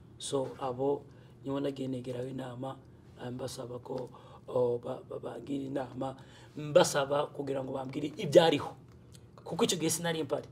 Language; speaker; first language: Kinyarwanda; early bilingual, heritage; Kinyarwanda